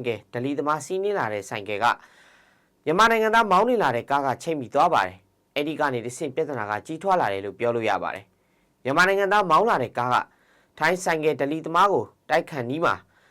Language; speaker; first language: Burmese; native; Burmese